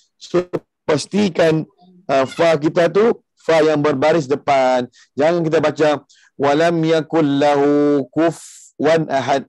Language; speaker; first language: Malay; early bilingual, heritage; Malay